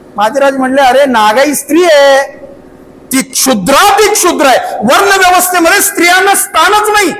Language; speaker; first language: Marathi; non-native, local second language; Kannada